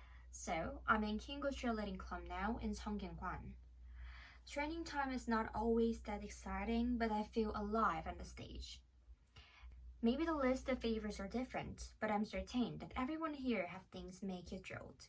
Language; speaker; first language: English; non-native, learner; Korean